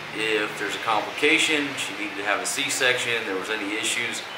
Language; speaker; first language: English; native; English